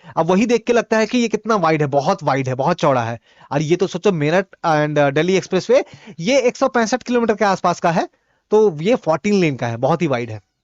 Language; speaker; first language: Hindi; non-native, local second language; Bhojpuri